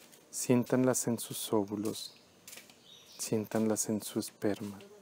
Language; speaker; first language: Spanish; native; Spanish